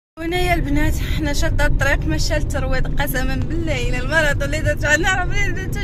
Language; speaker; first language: Arabic; native; Arabic